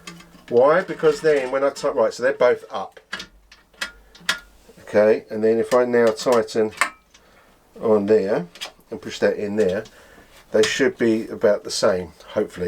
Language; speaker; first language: English; native; English